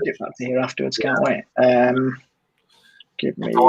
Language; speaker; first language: English; native; English